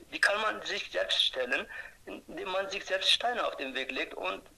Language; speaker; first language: German; non-native, fluent; Turkish